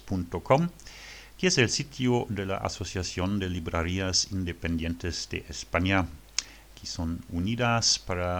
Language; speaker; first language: Spanish; non-native, learner; French